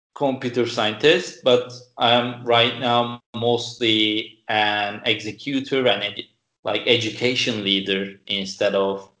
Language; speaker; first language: English; non-native, fluent; Turkish